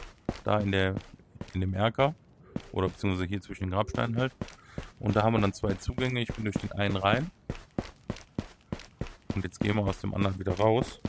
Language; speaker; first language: German; native; German